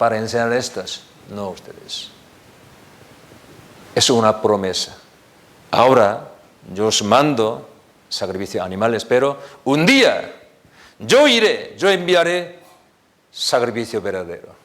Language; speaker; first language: Spanish; non-native, learner; Korean